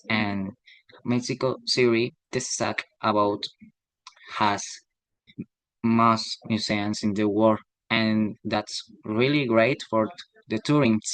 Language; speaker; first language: English; non-native, learner; Spanish